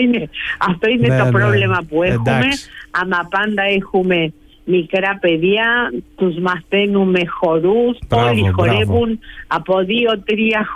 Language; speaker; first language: Greek; early bilingual, heritage; Greek